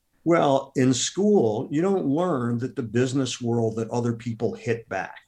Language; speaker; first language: English; native; English